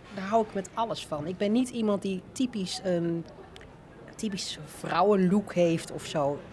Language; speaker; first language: Dutch; native; Dutch